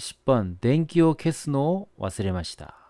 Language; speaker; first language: Japanese; non-native, fluent; Korean